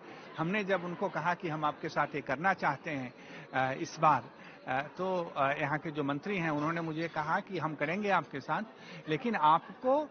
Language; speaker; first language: Hindi; native; Hindi